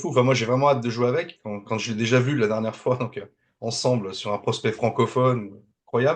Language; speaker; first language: French; native; French